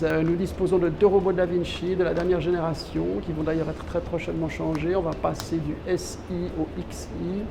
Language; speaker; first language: French; native; French